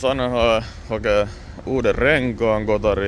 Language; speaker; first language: Finnish; native; Finnish